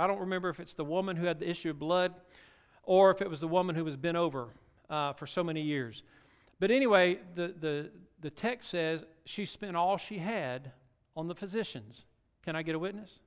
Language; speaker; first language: English; native; English